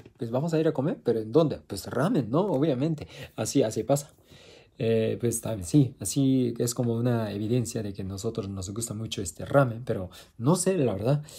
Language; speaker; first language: Spanish; non-native, fluent; Japanese